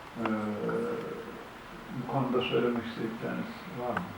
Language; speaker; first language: Turkish; native; Turkish